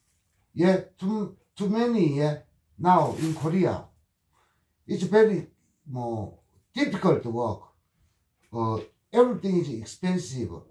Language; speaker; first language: English; non-native, learner; Korean